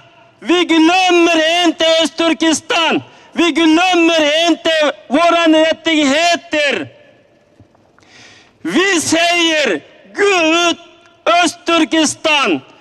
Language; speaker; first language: Swedish; non-native, learner; Uyghur